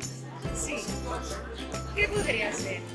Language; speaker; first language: Spanish; non-native, fluent; Greek